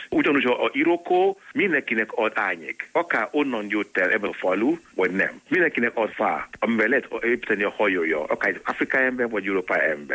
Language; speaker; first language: Hungarian; non-native, learner; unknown